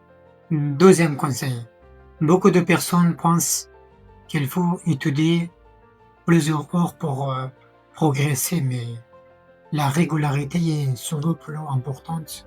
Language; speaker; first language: French; non-native, fluent; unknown